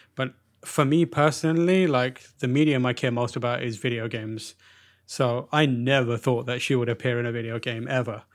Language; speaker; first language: English; early bilingual, other home language; Urdu